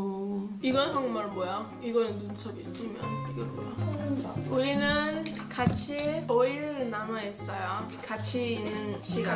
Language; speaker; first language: Korean; early bilingual, heritage; English